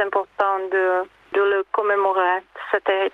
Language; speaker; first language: French; non-native, learner; Czech